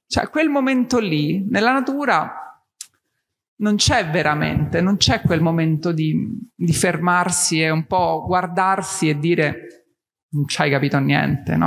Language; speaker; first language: Italian; native; Italian